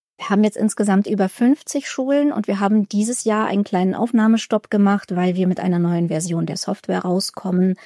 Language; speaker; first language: German; early bilingual, other home language; Russian